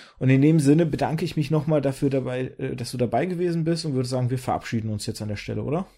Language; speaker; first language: German; early bilingual, other home language; Russian